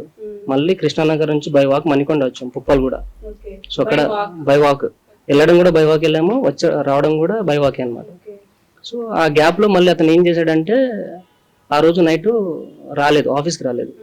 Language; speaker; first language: Telugu; native; Telugu